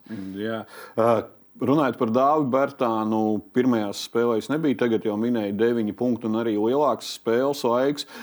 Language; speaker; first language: Latvian; native; Latvian